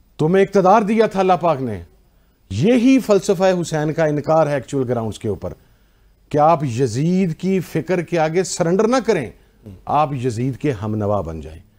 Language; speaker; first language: Urdu; non-native, local second language; Punjabi